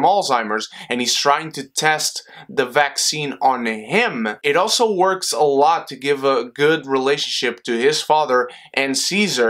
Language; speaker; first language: English; non-native, fluent; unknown